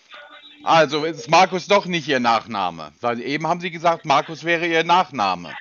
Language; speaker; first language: German; native; German